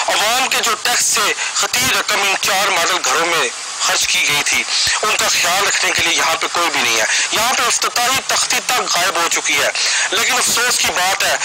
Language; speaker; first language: Urdu; native; Urdu